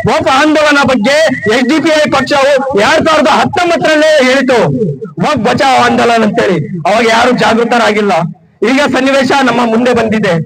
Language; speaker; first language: Kannada; non-native, local second language; Urdu